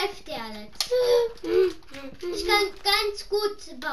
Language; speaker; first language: German; non-native, learner; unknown